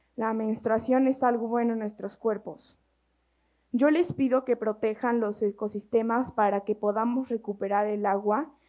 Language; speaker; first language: Spanish; native; Spanish